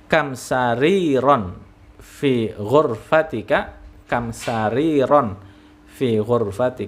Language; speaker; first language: Arabic; non-native, fluent; Indonesian